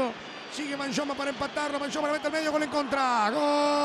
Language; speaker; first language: Spanish; native; Spanish